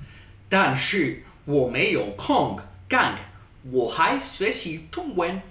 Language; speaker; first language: Chinese; non-native, learner; English